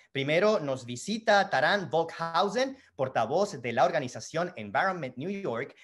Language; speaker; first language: Spanish; native; Spanish